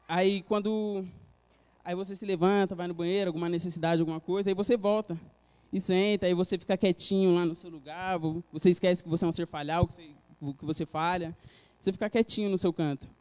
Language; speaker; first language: Portuguese; native; Portuguese